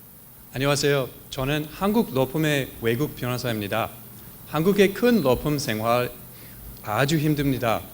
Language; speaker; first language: Korean; non-native, fluent; English